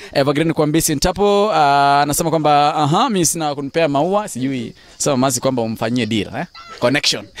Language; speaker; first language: Swahili; non-native, local second language; Gusii